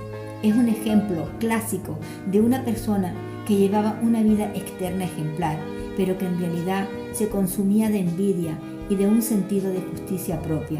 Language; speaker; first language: Spanish; native; Spanish